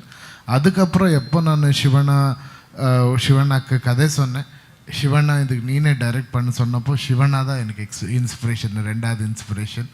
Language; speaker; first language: Tamil; non-native, local second language; Kannada